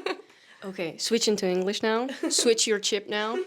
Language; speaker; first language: English; non-native, fluent; Spanish